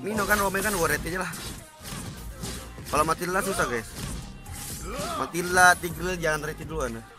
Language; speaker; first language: Indonesian; native; Indonesian